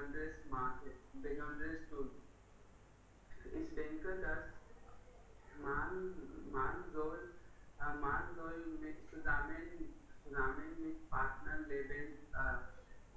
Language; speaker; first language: German; non-native, learner; Hindi